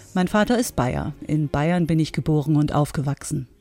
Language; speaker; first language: German; native; German